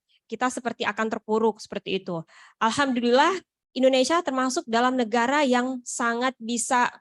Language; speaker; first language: Indonesian; native; Indonesian